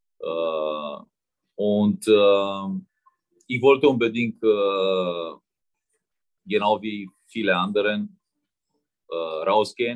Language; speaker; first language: German; non-native, fluent; Romanian